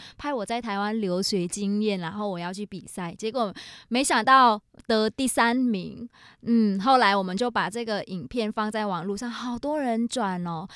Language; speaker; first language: Chinese; non-native, fluent; Vietnamese